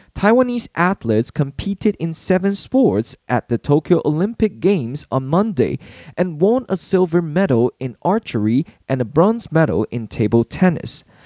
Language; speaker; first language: English; non-native, fluent; Chinese